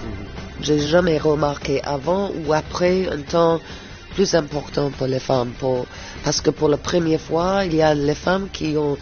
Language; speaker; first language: French; non-native, learner; English